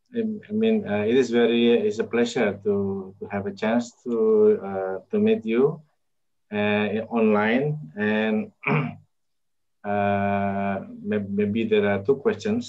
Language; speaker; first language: English; non-native, local second language; Indonesian